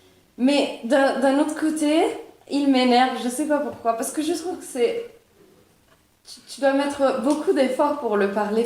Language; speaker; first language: French; early bilingual, other home language; Italian